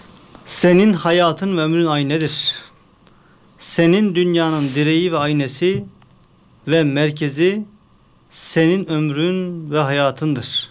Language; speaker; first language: Turkish; native; Turkish